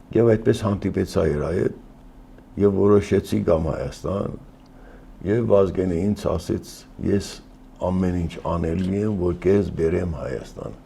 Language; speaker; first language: Armenian; early bilingual, heritage; Armenian